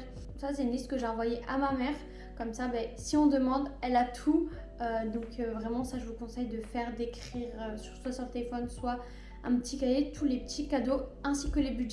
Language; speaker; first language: French; native; French